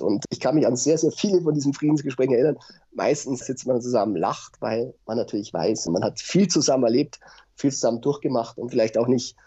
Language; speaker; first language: German; native; German